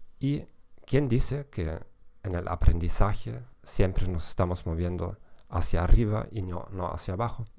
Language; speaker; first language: Spanish; non-native, fluent; German